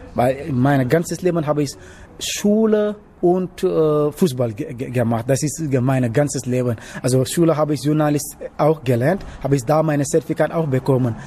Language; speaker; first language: German; non-native, learner; Wolof